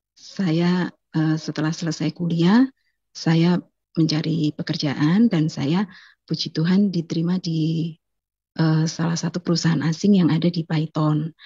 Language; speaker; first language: Indonesian; native; Indonesian